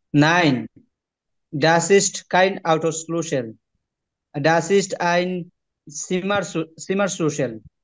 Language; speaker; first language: German; non-native, learner; Bangla